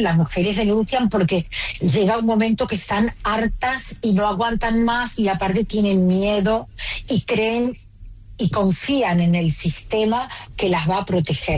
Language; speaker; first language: Spanish; native; Spanish